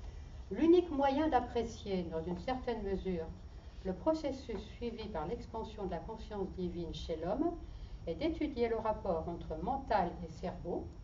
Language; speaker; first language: French; native; French